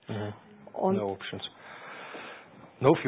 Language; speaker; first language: German; native; German